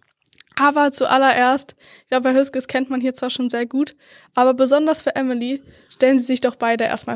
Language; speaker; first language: German; native; German